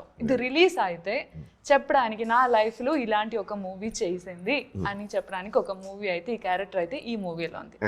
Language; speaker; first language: Telugu; non-native, learner; Malayalam